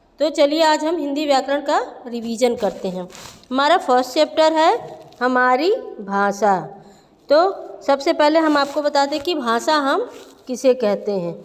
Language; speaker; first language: Hindi; native; Hindi